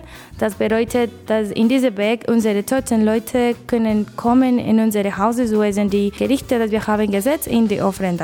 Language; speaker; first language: German; non-native, learner; Spanish